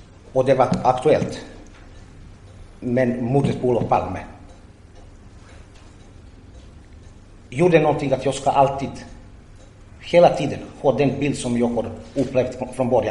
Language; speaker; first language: Swedish; non-native, fluent; Croatian